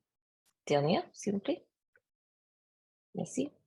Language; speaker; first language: French; non-native, learner; English